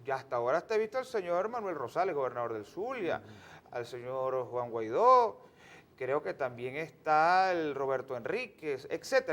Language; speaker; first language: Spanish; native; Spanish